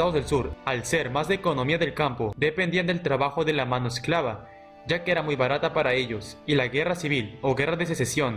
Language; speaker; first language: Spanish; native; Spanish